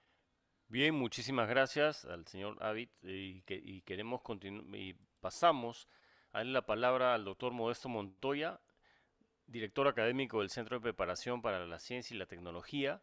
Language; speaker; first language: Spanish; native; Spanish